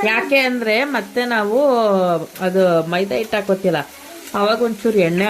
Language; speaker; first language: Kannada; native; Kannada